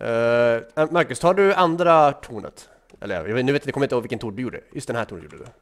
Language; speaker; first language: Swedish; native; Swedish